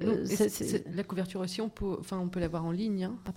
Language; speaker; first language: French; native; French